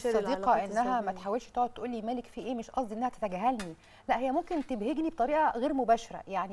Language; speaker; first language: Arabic; native; Arabic